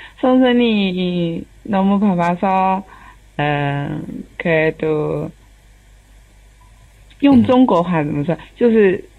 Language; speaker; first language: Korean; non-native, learner; Chinese